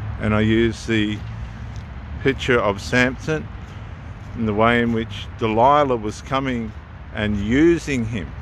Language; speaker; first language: English; native; English